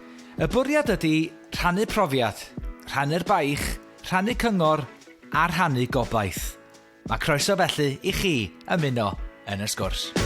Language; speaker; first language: Welsh; native; Welsh